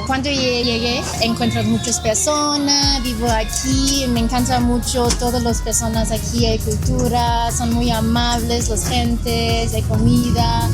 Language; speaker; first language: Spanish; non-native, learner; Chinese